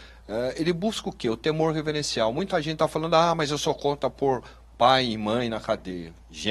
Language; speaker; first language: Portuguese; native; Portuguese